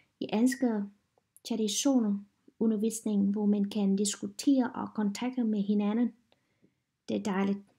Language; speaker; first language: Danish; non-native, learner; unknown